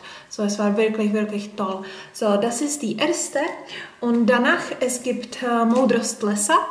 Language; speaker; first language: German; non-native, learner; Czech